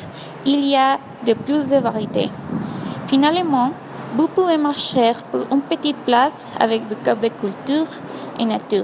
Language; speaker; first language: French; non-native, learner; Spanish